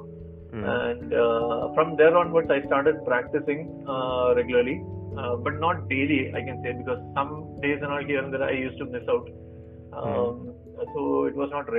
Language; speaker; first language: English; non-native, local second language; Malayalam